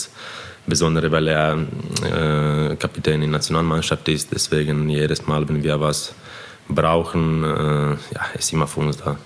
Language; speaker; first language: German; non-native, fluent; Croatian